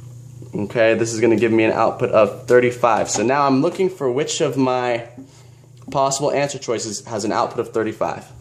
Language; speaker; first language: English; native; English